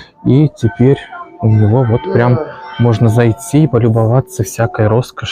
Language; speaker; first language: Russian; native; Russian